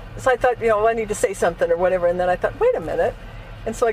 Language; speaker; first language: English; native; English